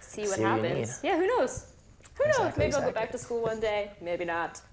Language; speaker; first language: English; native; English